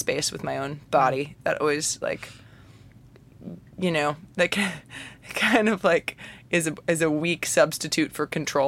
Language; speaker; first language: English; native; English